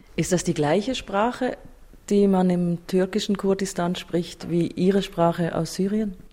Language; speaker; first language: German; native; German